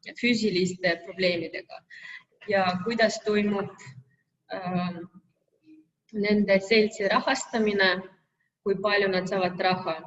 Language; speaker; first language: Estonian; non-native, local second language; Russian